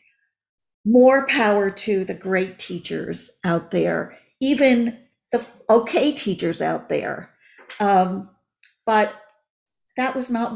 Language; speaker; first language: English; native; English